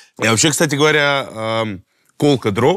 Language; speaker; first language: Russian; native; Russian